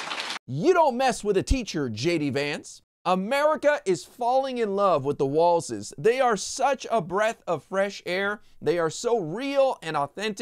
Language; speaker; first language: English; native; English